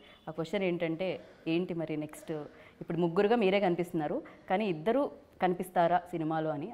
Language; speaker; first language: Telugu; native; Telugu